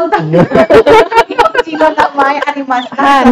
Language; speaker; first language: Japanese; non-native, learner; Indonesian